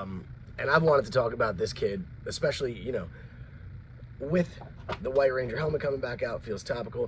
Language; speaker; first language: English; native; English